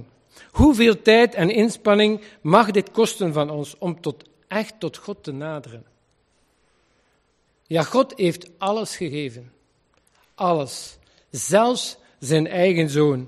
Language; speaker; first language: Dutch; native; Dutch